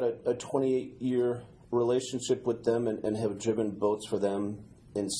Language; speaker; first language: English; native; English